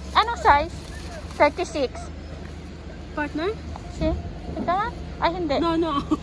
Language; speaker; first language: Filipino; native; Filipino